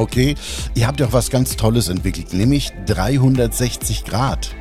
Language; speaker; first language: German; native; German